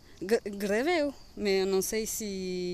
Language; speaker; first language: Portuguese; non-native, learner; French